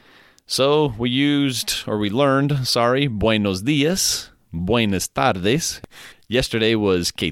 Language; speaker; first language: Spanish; non-native, fluent; English